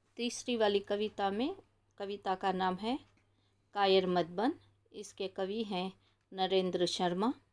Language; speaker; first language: Hindi; non-native, local second language; Kannada